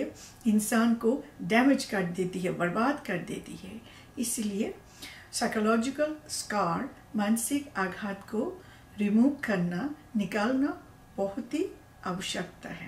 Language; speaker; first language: Hindi; non-native, learner; Bangla